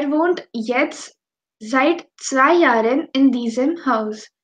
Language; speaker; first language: German; non-native, fluent; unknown